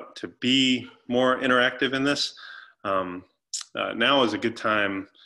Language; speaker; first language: English; native; English